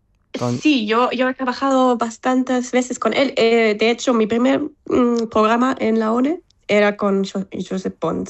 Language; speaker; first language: Spanish; non-native, fluent; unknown